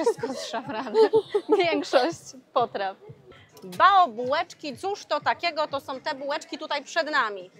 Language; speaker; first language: Polish; native; Polish